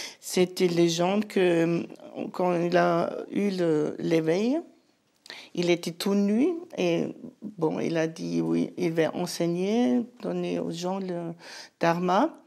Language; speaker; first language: French; non-native, learner; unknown